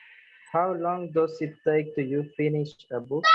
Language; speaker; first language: English; non-native, fluent; Spanish